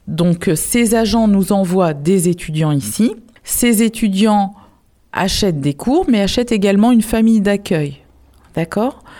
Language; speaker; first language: French; native; French